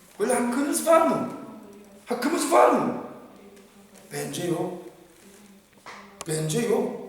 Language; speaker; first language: Turkish; non-native, fluent; Korean